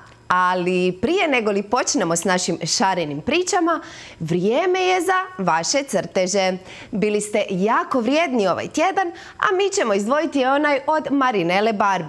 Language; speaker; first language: Croatian; native; Croatian